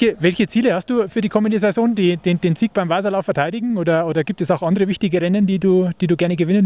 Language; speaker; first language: German; native; German